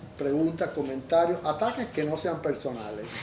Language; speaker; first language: Spanish; native; Spanish